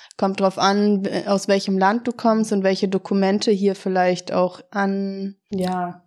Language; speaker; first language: German; native; German